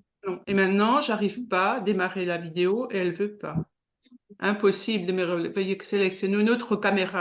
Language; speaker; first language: French; native; French